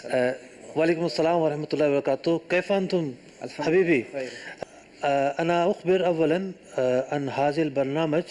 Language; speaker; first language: Arabic; non-native, learner; Urdu